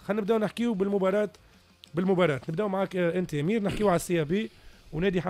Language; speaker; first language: Arabic; native; Arabic